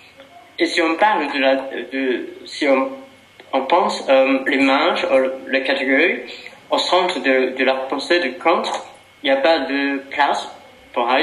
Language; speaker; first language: French; non-native, fluent; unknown